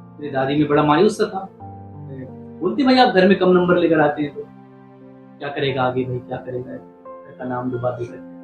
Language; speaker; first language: Hindi; native; Hindi